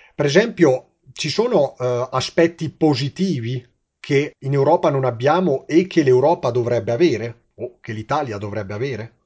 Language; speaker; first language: Italian; native; Italian